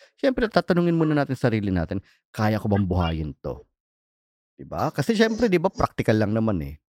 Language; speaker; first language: Filipino; native; Filipino